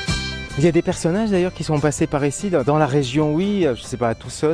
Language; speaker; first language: French; native; French